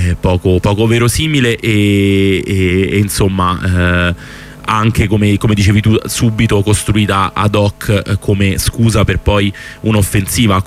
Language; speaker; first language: Italian; native; Italian